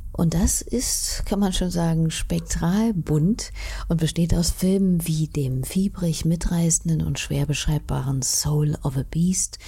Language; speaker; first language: German; native; German